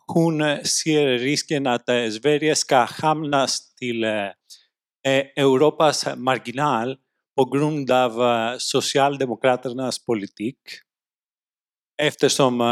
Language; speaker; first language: Swedish; non-native, fluent; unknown